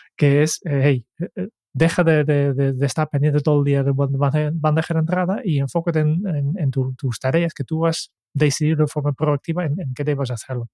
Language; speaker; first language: Spanish; non-native, fluent; Dutch